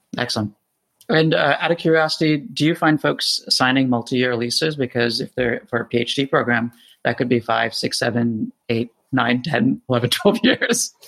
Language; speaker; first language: English; native; English